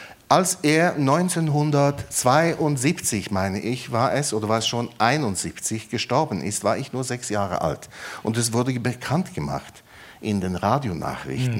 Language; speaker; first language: German; non-native, fluent; Norwegian